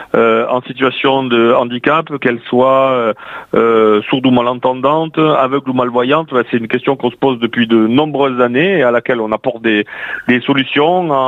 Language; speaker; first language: French; native; French